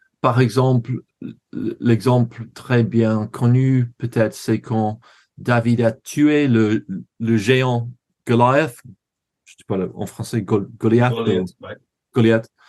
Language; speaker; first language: French; non-native, learner; English